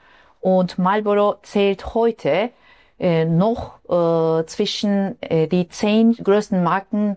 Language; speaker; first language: German; non-native, fluent; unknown